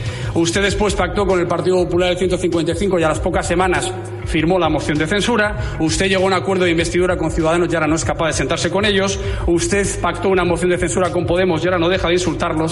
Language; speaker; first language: Spanish; native; Spanish